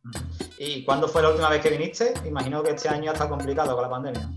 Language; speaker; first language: Spanish; native; Spanish